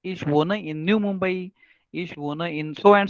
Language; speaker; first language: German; non-native, learner; Marathi